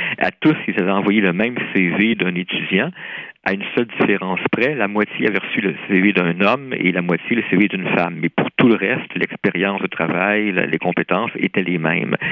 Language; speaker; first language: French; native; French